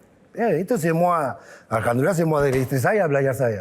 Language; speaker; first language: Indonesian; non-native, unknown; Spanish